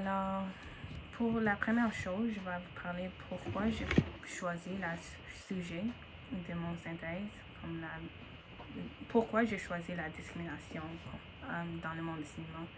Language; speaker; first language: French; non-native, learner; English